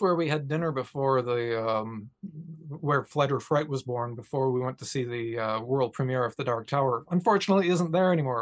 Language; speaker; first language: English; native; English